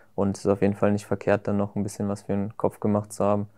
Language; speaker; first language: German; native; German